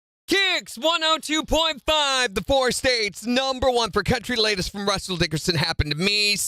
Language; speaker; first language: English; native; English